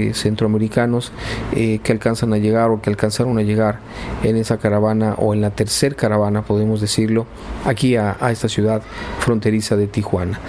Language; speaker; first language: Spanish; native; Spanish